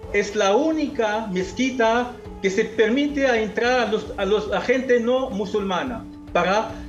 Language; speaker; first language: Spanish; non-native, local second language; Arabic